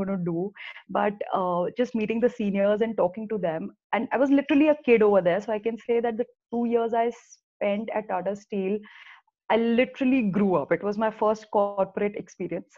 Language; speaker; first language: English; non-native, local second language; Hindi